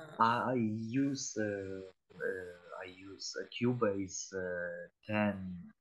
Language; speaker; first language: English; non-native, learner; Polish